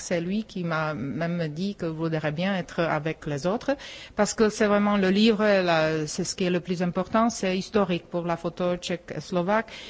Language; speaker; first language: French; non-native, fluent; Czech